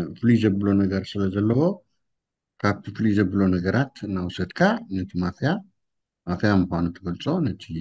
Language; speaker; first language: Tigrinya; native; Tigrinya